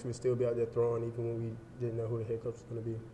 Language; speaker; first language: English; native; English